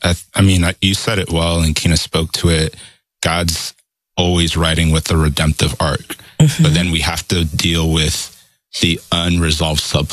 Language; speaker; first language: English; non-native, fluent; Spanish